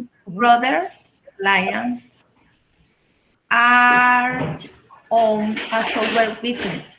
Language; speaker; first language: English; non-native, learner; Spanish